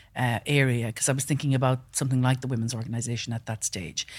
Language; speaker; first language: English; native; English